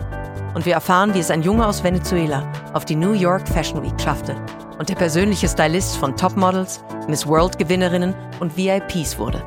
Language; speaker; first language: German; native; German